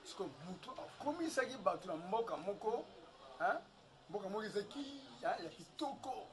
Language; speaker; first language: Lingala; non-native, local second language; Kongo